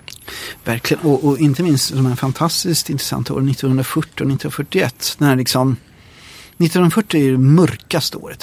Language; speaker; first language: Swedish; native; Swedish